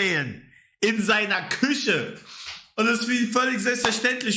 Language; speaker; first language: German; native; German